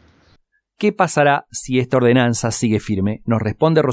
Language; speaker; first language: Spanish; native; Spanish